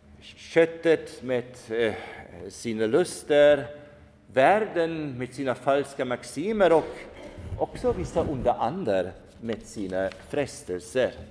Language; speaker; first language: Swedish; non-native, fluent; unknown